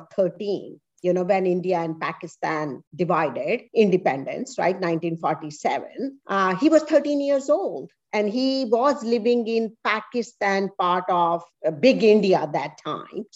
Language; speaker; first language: English; non-native, local second language; Punjabi